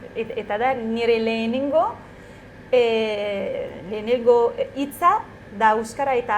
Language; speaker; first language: Basque; non-native, learner; Arabic